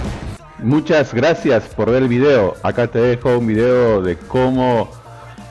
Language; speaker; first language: Spanish; native; Spanish